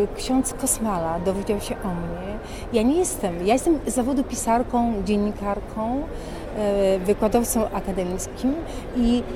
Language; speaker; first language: Polish; native; Polish